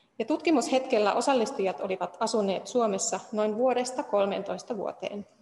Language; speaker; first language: Finnish; non-native, fluent; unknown